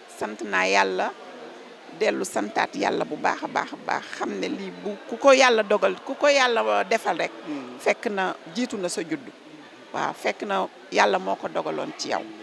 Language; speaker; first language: Wolof; non-native, local second language; Serer